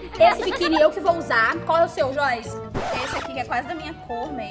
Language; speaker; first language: Portuguese; native; Portuguese